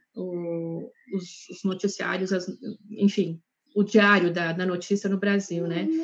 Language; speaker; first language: Portuguese; native; Portuguese